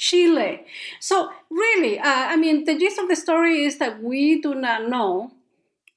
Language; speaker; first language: English; non-native, fluent; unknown